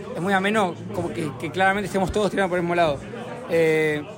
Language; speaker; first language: Spanish; native; Spanish